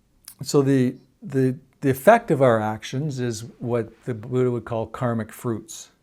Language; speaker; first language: English; native; English